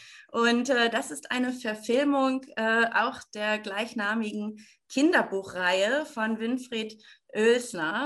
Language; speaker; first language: German; native; German